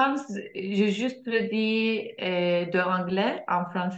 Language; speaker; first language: French; non-native, learner; Turkish